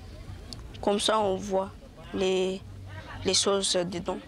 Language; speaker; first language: French; non-native, learner; Malagasy